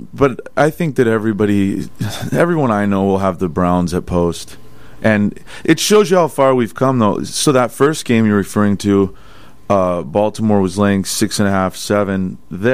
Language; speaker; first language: English; native; English